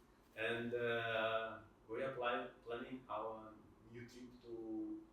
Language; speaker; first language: English; non-native, fluent; Russian